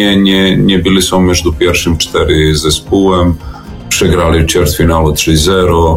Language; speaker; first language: Polish; non-native, learner; Serbian